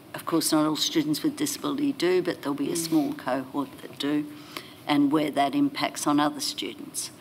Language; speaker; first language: English; native; English